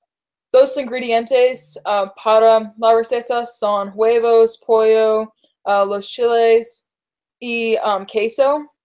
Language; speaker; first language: Spanish; non-native, learner; English